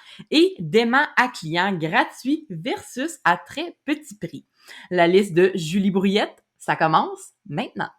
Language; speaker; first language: French; native; French